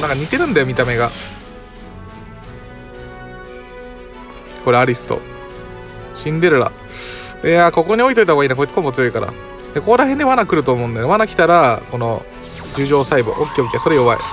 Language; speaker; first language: Japanese; native; Japanese